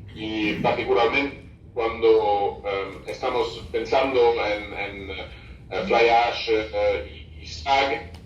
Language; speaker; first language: Spanish; non-native, fluent; French